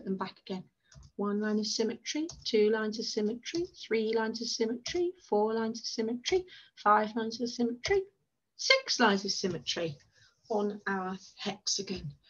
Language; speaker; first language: English; native; English